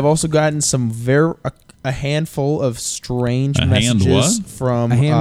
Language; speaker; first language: English; native; English